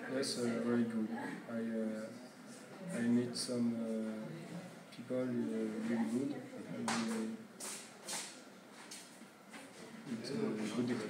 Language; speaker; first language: English; non-native, learner; French